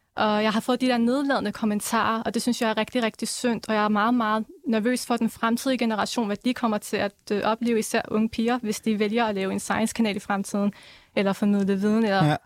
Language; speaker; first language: Danish; early bilingual, other home language; Arabic